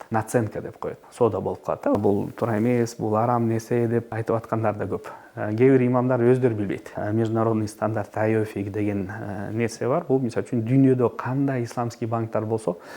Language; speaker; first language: Kyrgyz; non-native, local second language; Russian